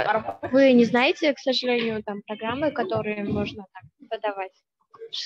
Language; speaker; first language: Russian; non-native, local second language; Kyrgyz